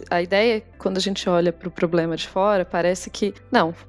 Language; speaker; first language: Portuguese; native; Portuguese